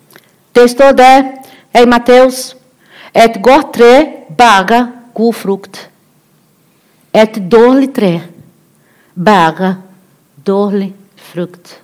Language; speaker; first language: Norwegian; non-native, learner; Portuguese